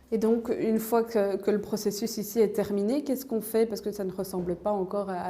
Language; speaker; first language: French; native; French